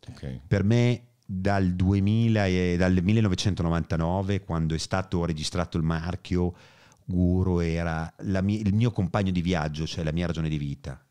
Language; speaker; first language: Italian; native; Italian